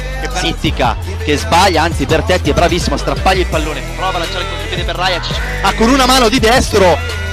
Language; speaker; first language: Italian; native; Italian